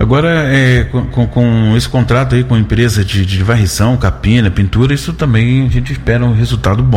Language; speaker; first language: Portuguese; native; Portuguese